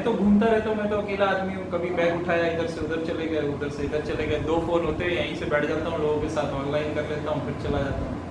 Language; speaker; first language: Hindi; native; Hindi